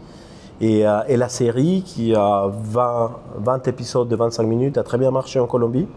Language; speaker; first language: French; non-native, fluent; Spanish